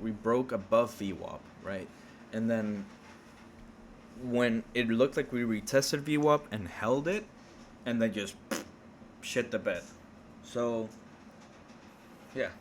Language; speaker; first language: English; early bilingual, other home language; Spanish